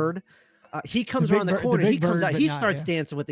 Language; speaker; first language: English; native; English